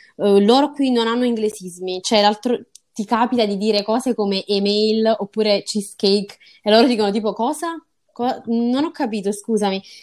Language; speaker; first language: Italian; native; Italian